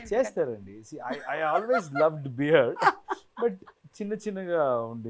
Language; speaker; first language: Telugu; non-native, fluent; Kannada